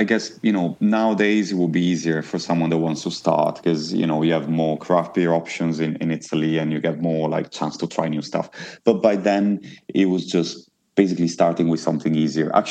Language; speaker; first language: English; non-native, fluent; Italian